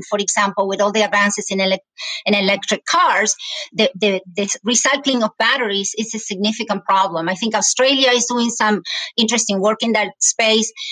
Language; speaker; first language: English; non-native, fluent; Spanish